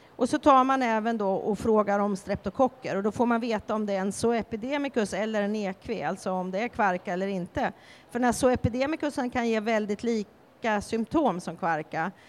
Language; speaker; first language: Swedish; native; Swedish